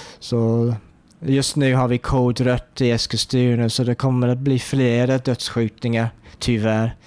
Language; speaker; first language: Swedish; non-native, fluent; English